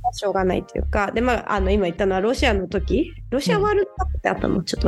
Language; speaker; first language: Japanese; native; Japanese